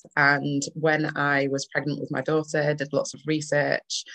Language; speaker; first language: English; native; English